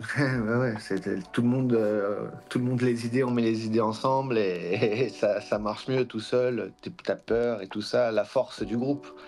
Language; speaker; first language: French; early bilingual, other home language; Portuguese